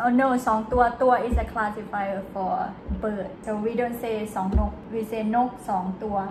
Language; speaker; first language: English; non-native, fluent; Thai